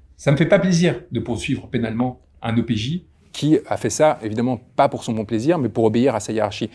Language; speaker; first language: French; early bilingual, other home language; Spanish